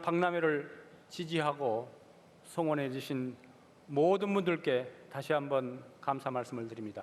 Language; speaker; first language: Korean; native; Korean